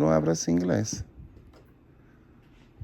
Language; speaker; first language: Spanish; non-native, learner; English